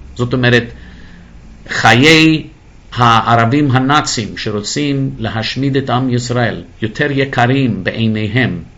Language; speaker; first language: Hebrew; non-native, fluent; English